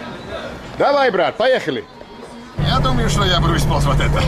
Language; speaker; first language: Russian; non-native, learner; English